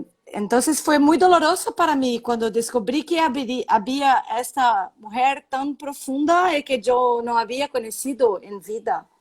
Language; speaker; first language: Spanish; non-native, learner; Portuguese